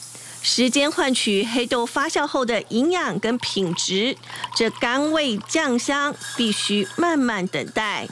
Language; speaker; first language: Chinese; native; Chinese